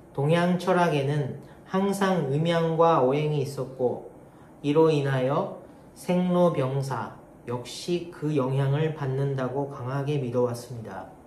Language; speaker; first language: Korean; non-native, learner; Japanese